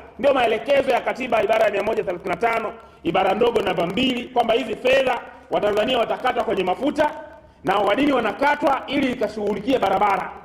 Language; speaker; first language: Swahili; native; Swahili